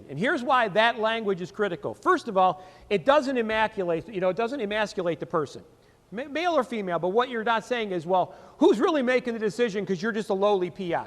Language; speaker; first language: English; native; English